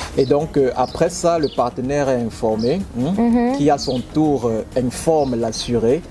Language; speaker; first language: French; native; French